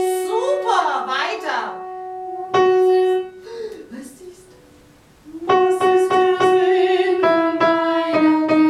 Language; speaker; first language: German; native; German